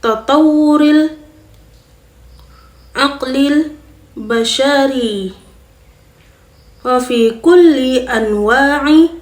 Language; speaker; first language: Arabic; non-native, fluent; Indonesian